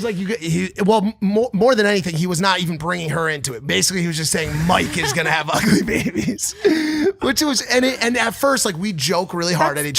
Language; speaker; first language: English; native; English